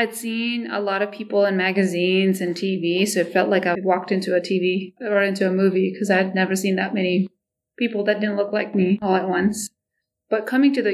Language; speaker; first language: English; non-native, local second language; Nepali